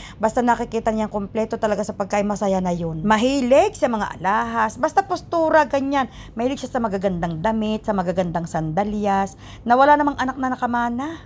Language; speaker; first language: Filipino; native; Filipino